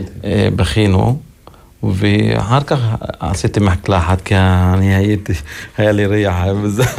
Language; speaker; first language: Hebrew; non-native, local second language; Arabic